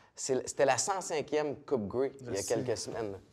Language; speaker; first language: French; native; French